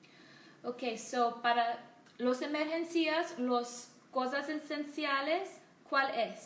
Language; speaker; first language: Spanish; non-native, learner; English